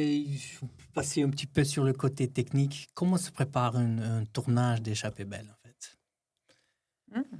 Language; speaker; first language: French; non-native, fluent; Albanian